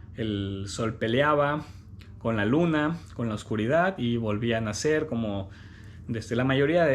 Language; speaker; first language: Spanish; native; Spanish